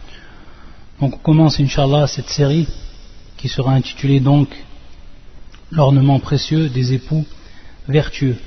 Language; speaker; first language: French; native; French